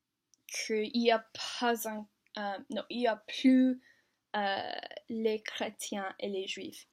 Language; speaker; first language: French; non-native, learner; English